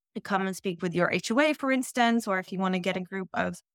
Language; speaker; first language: English; early bilingual, other home language; Dutch